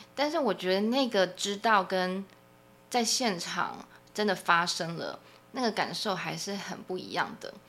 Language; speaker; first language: Chinese; native; Chinese